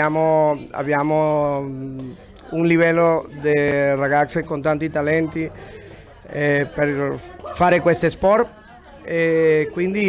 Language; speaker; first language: Italian; non-native, fluent; Spanish